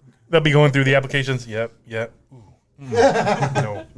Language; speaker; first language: English; native; English